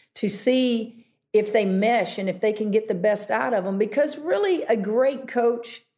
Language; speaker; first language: English; native; English